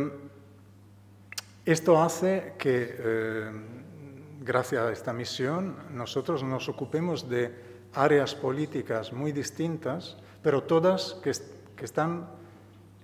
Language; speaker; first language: Spanish; non-native, fluent; Italian